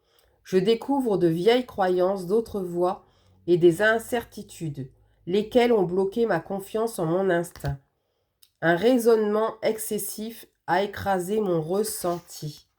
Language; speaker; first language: French; native; French